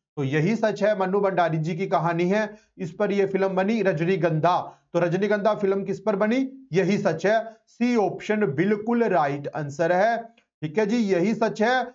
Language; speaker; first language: Hindi; non-native, local second language; Punjabi